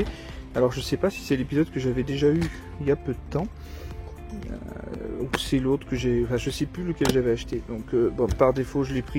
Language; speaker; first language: French; native; French